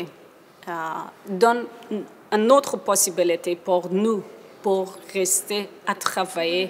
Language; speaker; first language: French; non-native, learner; Persian